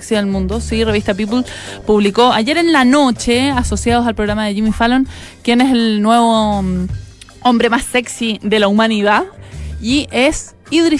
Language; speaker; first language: Spanish; native; Spanish